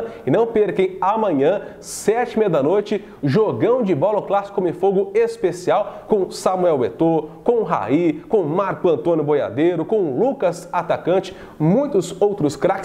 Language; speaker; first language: Portuguese; native; Portuguese